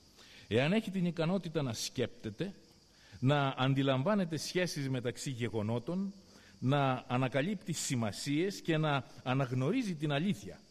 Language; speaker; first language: Greek; native; Greek